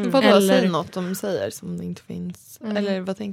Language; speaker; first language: Swedish; native; Swedish